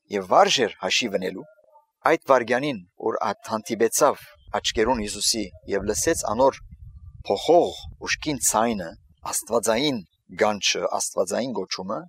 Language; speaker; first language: Armenian; early bilingual, heritage; Armenian